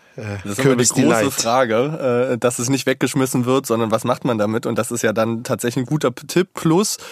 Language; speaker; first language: German; native; German